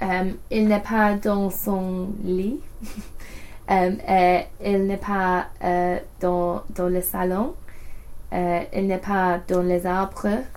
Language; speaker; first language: French; non-native, learner; English